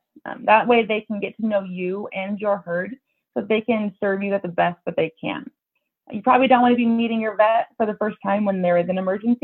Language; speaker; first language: English; native; English